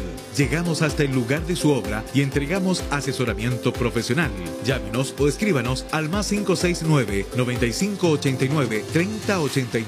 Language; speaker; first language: Spanish; native; Spanish